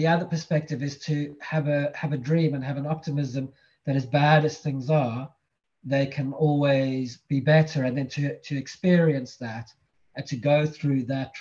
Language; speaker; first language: English; native; English